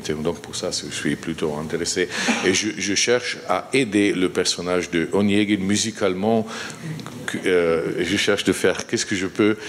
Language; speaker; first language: French; non-native, fluent; Slovenian